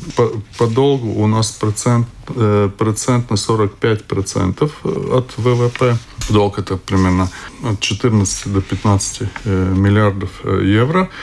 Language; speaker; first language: Russian; non-native, local second language; Latvian